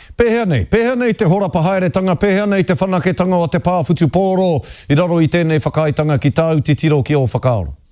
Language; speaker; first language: Māori; native; Māori